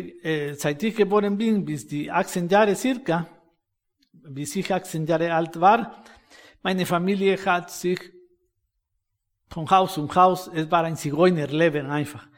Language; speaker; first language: German; non-native, fluent; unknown